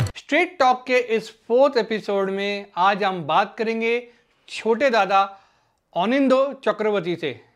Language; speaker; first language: Hindi; native; Hindi